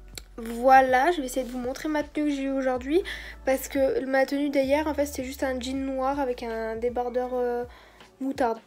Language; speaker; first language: French; native; French